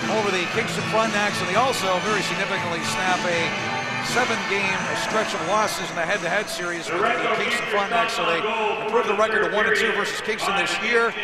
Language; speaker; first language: English; native; English